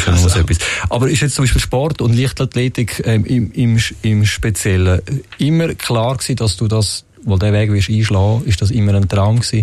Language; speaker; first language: German; native; German